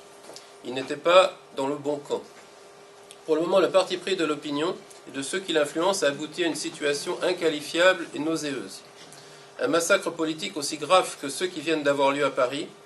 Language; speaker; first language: French; native; French